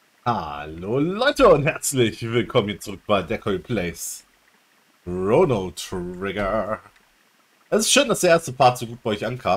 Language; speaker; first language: German; native; German